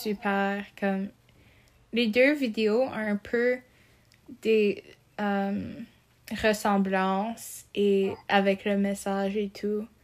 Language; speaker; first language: French; non-native, local second language; English